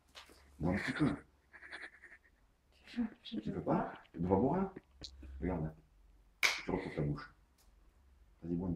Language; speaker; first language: French; native; French